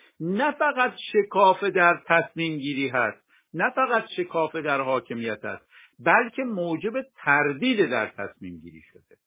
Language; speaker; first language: Persian; non-native, local second language; Kurdish